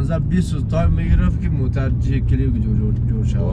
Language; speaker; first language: Persian; native; Persian